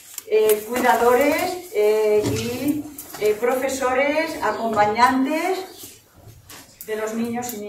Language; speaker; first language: Spanish; native; Spanish